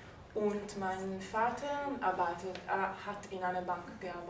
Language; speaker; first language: German; non-native, fluent; Italian